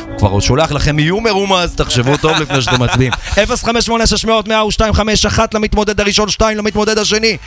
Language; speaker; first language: Hebrew; native; Hebrew